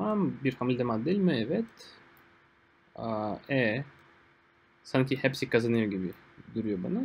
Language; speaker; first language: Turkish; non-native, fluent; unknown